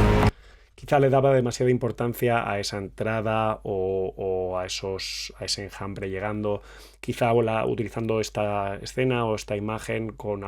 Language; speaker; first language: Spanish; native; Spanish